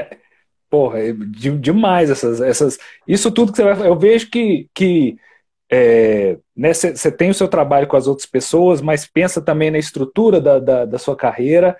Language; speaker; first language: Portuguese; native; Portuguese